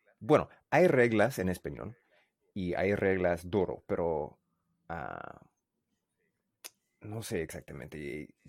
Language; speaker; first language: Spanish; non-native, learner; English